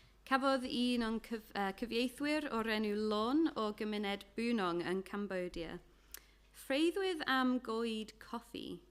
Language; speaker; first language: Welsh; non-native, fluent; English